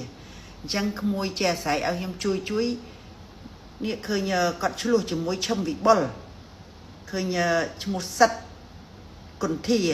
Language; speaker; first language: Khmer; native; Khmer